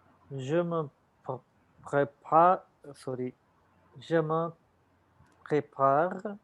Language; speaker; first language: French; non-native, learner; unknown